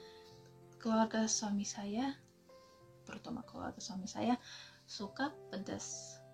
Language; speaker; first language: Indonesian; non-native, fluent; Russian